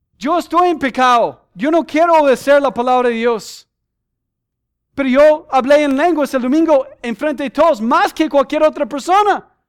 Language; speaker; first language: Spanish; non-native, fluent; English